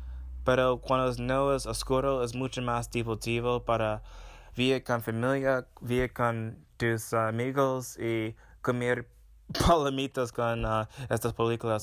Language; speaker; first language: Spanish; non-native, fluent; English